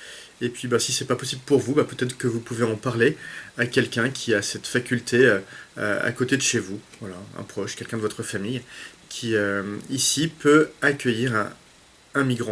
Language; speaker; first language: French; native; French